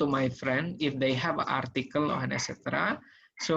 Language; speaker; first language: English; non-native, learner; Indonesian